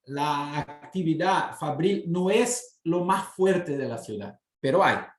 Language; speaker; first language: Spanish; non-native, fluent; Portuguese